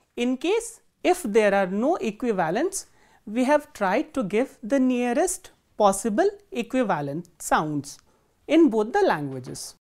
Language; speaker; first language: English; non-native, local second language; Hindi